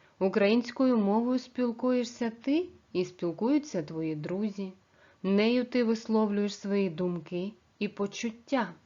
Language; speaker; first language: Ukrainian; native; Ukrainian